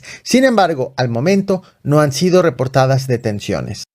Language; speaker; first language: Spanish; native; Spanish